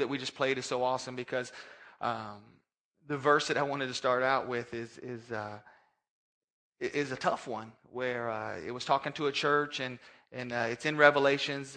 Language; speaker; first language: English; native; English